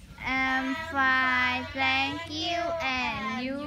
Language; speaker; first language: English; non-native, learner; Thai